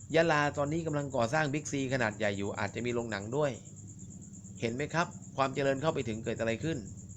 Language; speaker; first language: Thai; native; Thai